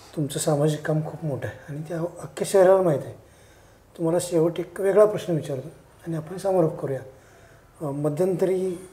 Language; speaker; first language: Marathi; native; Marathi